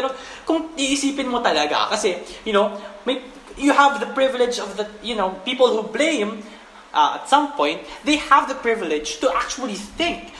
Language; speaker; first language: English; non-native, local second language; Filipino